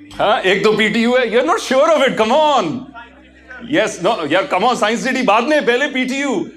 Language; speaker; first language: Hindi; non-native, local second language; Punjabi